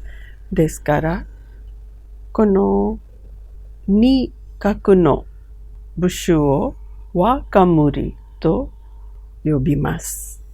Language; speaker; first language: Japanese; non-native, fluent; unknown